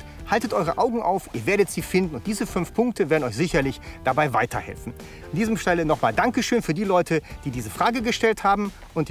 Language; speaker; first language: German; native; German